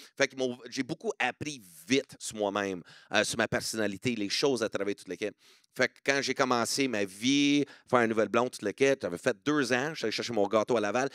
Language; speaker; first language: French; non-native, local second language; English